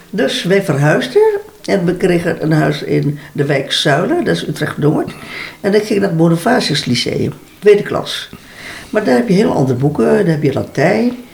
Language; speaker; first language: Dutch; early bilingual, other home language; Malay